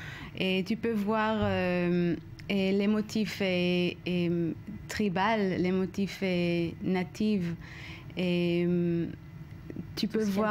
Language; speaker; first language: French; non-native, learner; Hebrew